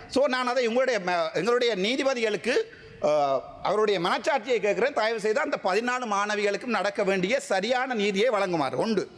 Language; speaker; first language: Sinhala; non-native, local second language; Tamil